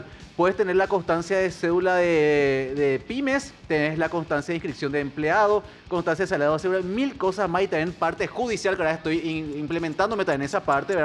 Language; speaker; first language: Spanish; native; Spanish